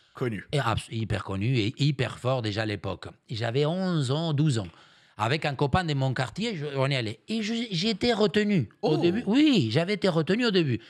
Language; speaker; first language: French; non-native, fluent; Spanish